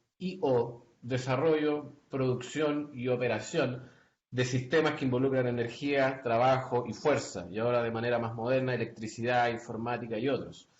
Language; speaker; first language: Spanish; native; Spanish